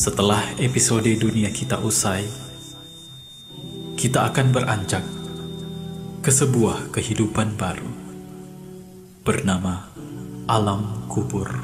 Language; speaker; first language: Indonesian; native; Indonesian